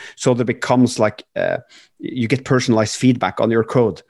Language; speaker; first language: English; non-native, fluent; Norwegian